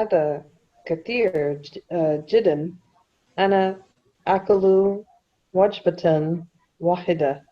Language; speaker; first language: Arabic; non-native, learner; English